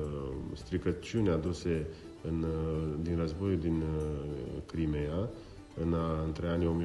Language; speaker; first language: Romanian; non-native, local second language; Crimean Tatar